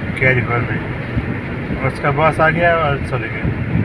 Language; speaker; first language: Hindi; non-native, learner; Nepali